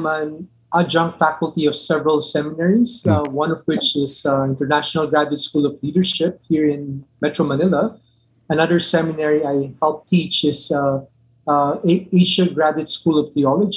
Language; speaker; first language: English; non-native, local second language; Min Nan Chinese